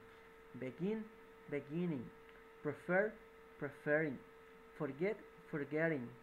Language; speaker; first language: English; non-native, fluent; Spanish